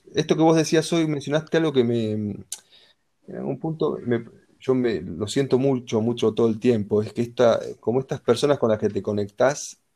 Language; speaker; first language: Spanish; native; Spanish